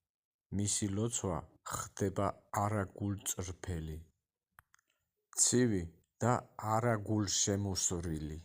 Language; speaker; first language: Georgian; native; Georgian